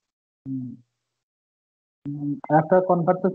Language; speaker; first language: English; non-native, learner; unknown